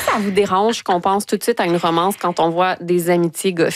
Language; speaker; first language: French; native; French